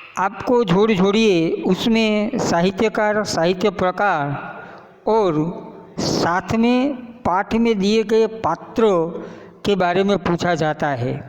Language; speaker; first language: Hindi; non-native, local second language; Gujarati